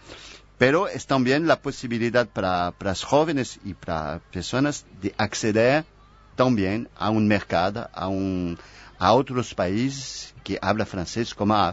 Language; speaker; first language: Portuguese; non-native, fluent; French